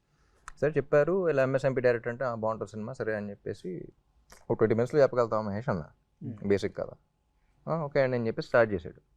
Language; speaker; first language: Telugu; native; Telugu